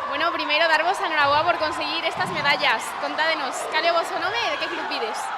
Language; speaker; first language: Galician; native; Galician